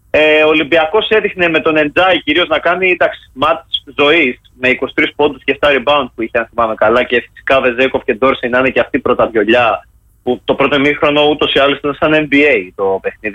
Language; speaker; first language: Greek; native; Greek